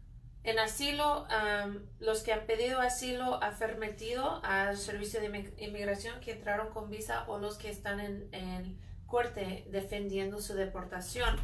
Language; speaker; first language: Spanish; non-native, fluent; English